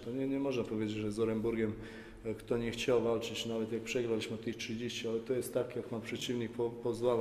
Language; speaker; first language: Polish; non-native, fluent; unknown